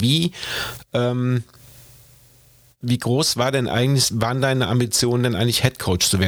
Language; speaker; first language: German; native; German